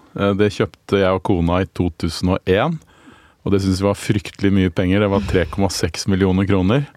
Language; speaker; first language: Norwegian; native; Norwegian